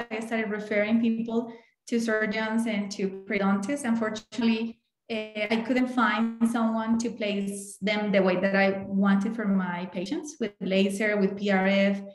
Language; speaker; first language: English; non-native, fluent; Spanish